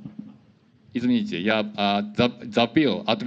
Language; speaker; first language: Russian; non-native, learner; Japanese